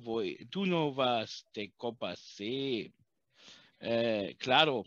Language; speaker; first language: Spanish; non-native, learner; German